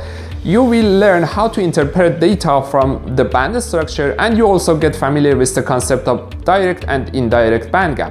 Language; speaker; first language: English; non-native, fluent; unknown